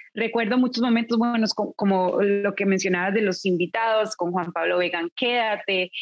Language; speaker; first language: Spanish; native; Spanish